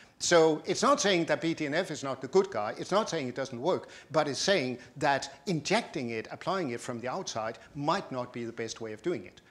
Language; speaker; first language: English; non-native, fluent; Danish